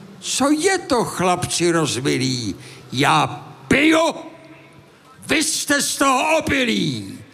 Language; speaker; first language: Czech; native; Czech